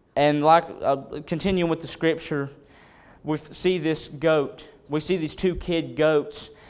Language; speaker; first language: English; native; English